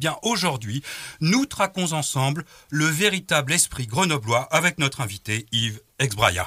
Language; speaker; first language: French; native; French